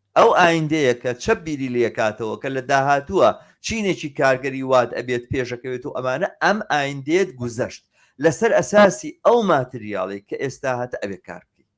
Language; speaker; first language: Central Kurdish; native; Central Kurdish